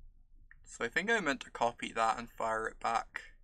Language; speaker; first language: English; native; English